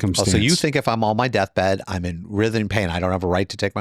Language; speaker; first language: English; native; English